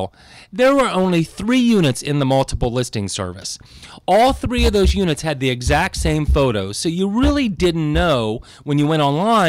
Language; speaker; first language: English; native; English